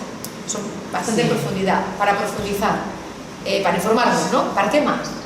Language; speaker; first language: Spanish; native; Spanish